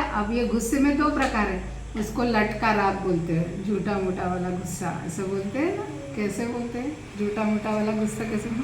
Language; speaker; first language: Hindi; non-native, local second language; Marathi